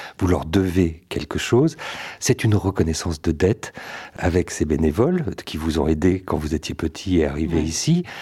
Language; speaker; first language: French; native; French